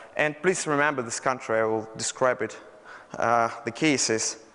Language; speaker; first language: English; non-native, fluent; Russian